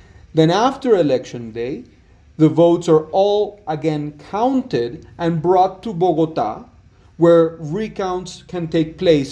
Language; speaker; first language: English; non-native, fluent; Spanish